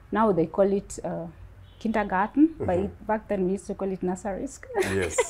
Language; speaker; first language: English; non-native, local second language; Luo (Kenya and Tanzania)